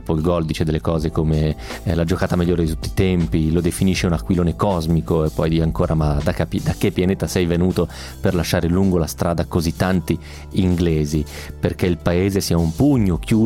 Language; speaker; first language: Italian; native; Italian